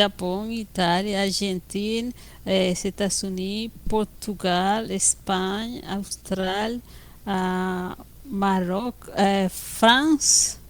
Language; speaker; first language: French; non-native, fluent; Spanish